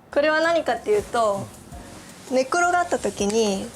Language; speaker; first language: Japanese; native; Japanese